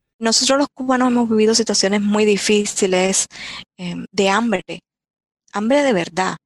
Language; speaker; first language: Spanish; native; Spanish